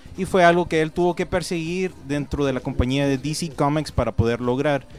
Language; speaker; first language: Spanish; native; Spanish